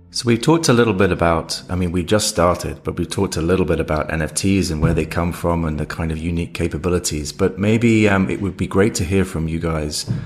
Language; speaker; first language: English; native; English